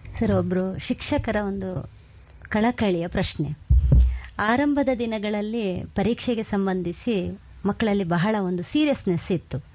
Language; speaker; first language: Kannada; native; Kannada